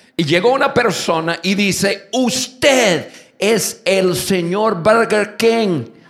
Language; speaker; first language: Spanish; non-native, fluent; English